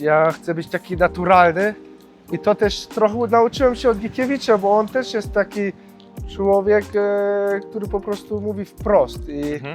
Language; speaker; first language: Polish; early bilingual, heritage; Polish